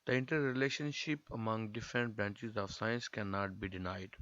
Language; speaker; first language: English; non-native, local second language; Urdu